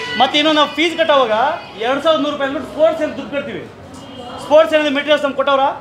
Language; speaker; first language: Kannada; native; Kannada